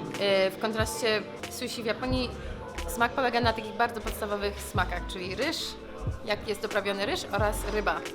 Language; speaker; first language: Polish; early bilingual, heritage; English